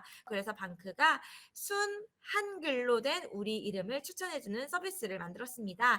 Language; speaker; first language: Korean; native; Korean